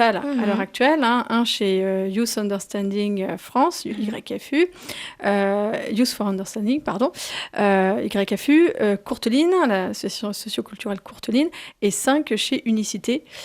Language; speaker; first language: French; native; French